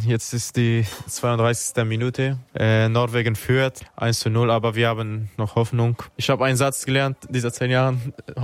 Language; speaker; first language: German; non-native, fluent; Arabic